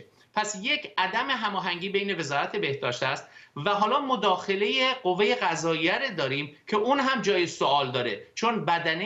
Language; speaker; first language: Persian; native; Persian